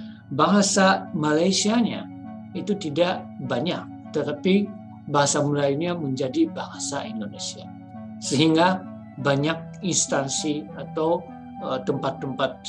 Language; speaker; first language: Indonesian; non-native, fluent; Japanese